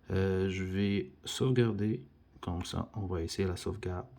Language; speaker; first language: French; native; French